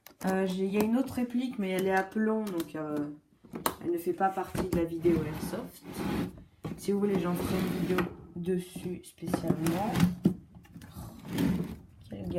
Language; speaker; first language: French; native; French